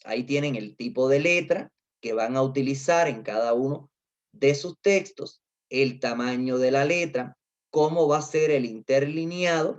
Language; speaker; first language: Spanish; native; Spanish